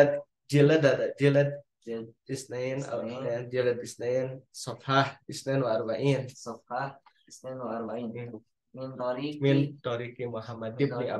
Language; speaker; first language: Arabic; non-native, fluent; Indonesian